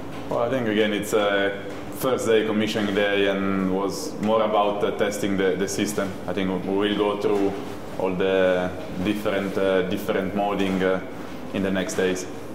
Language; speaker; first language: English; non-native, fluent; Italian